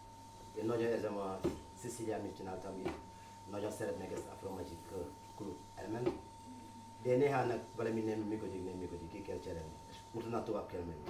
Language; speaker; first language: Hungarian; non-native, fluent; Wolof